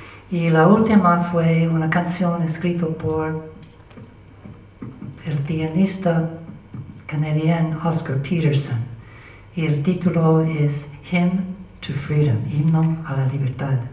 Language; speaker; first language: Spanish; non-native, learner; English